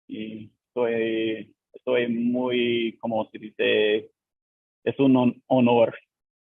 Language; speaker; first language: Spanish; non-native, learner; English